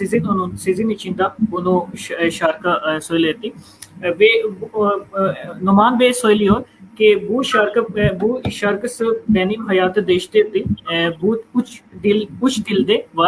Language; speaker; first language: Turkish; non-native, fluent; Urdu